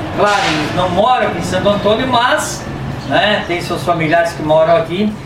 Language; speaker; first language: Portuguese; native; Portuguese